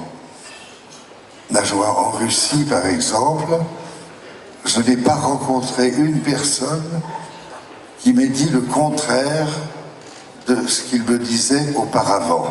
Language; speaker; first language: French; native; French